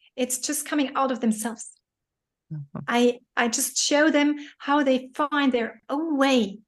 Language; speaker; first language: English; non-native, fluent; German